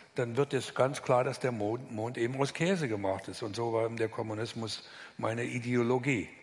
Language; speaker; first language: German; native; German